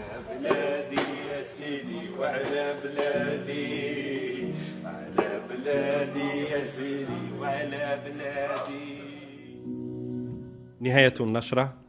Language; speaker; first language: Arabic; native; Arabic